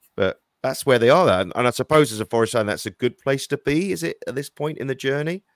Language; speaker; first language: English; native; English